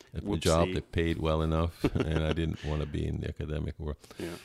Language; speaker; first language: English; non-native, fluent; Italian